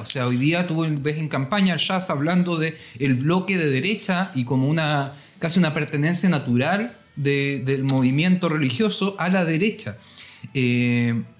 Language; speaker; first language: Spanish; native; Spanish